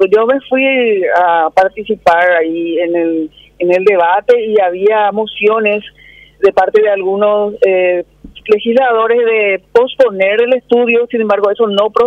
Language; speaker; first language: Spanish; native; Spanish